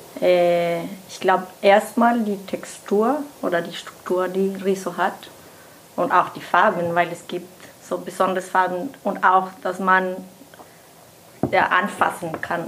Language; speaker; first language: German; non-native, learner; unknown